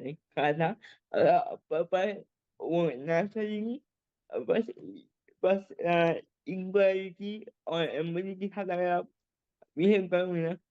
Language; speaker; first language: Hindi; early bilingual, heritage; Hindi